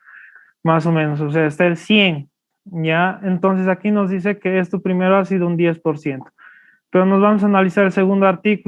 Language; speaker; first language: Spanish; native; Spanish